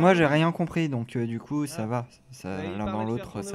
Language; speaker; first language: French; native; French